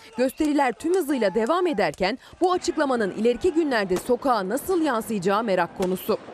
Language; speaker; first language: Turkish; native; Turkish